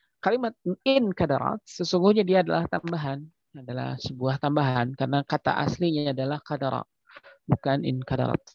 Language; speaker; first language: Indonesian; native; Indonesian